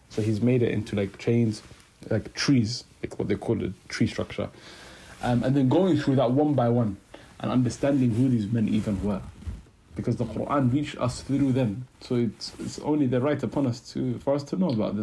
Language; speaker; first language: English; native; English